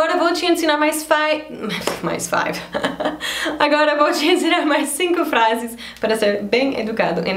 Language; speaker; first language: Portuguese; non-native, fluent; English